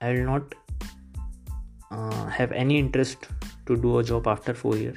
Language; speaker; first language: English; non-native, local second language; Hindi